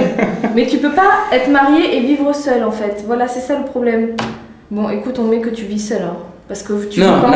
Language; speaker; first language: French; native; French